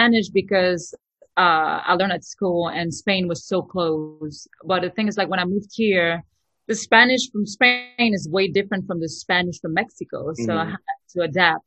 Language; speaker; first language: English; non-native, fluent; French